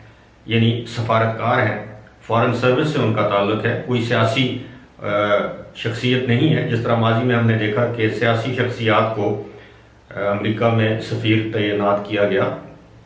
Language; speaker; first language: Urdu; native; Urdu